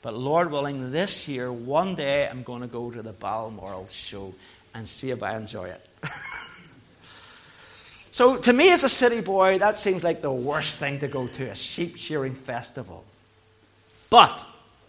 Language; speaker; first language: English; native; English